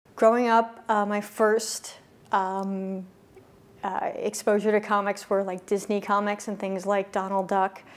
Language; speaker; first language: English; native; English